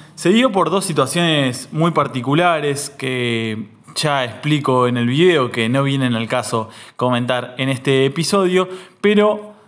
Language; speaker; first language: Spanish; native; Spanish